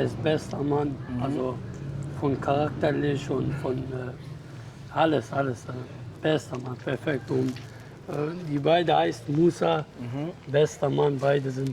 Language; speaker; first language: German; non-native, learner; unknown